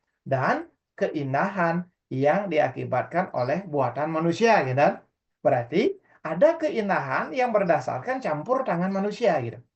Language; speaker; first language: Indonesian; non-native, local second language; Balinese